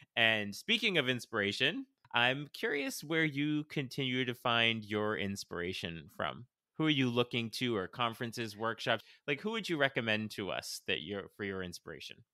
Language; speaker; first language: English; native; English